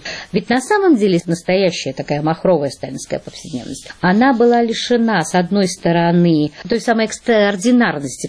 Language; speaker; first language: Russian; native; Russian